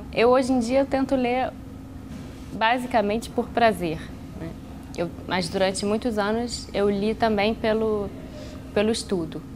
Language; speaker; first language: Portuguese; native; Portuguese